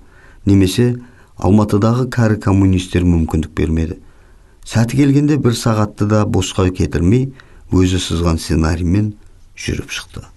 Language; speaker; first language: Kazakh; native; Kazakh